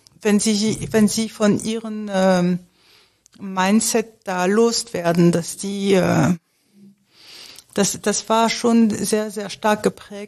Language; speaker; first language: German; non-native, fluent; French